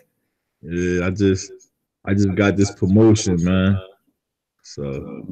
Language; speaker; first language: English; native; English